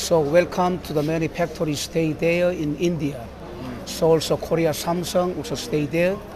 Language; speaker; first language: English; non-native, learner; Korean